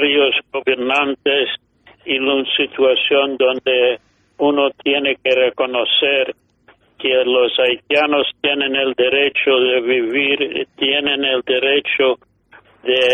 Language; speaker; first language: Spanish; non-native, fluent; English